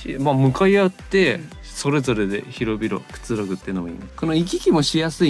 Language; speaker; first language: Japanese; native; Japanese